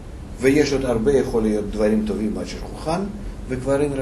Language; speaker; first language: Hebrew; non-native, fluent; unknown